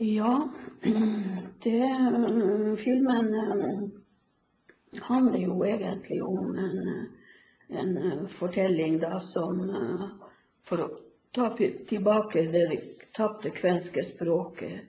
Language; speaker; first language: Norwegian; non-native, local second language; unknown